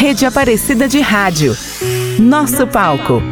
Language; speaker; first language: Portuguese; native; Portuguese